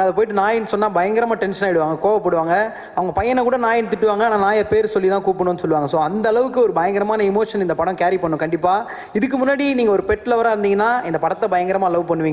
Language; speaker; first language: Tamil; native; Tamil